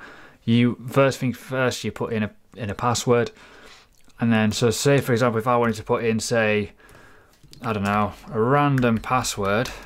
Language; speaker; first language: English; native; English